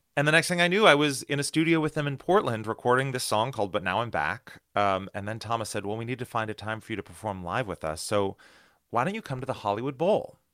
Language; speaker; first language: English; native; English